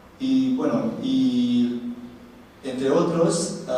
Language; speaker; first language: Spanish; non-native, learner; Indonesian